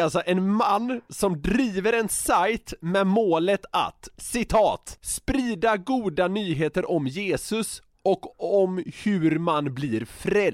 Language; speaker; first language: Swedish; native; Swedish